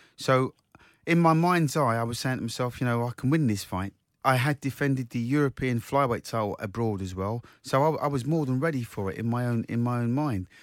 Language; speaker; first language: English; native; English